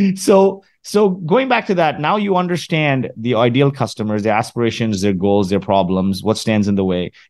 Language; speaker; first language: English; early bilingual, other home language; Arabic